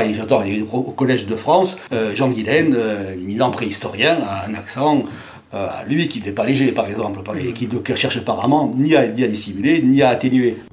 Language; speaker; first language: French; native; French